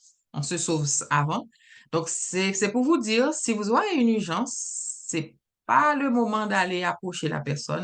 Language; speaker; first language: French; native; French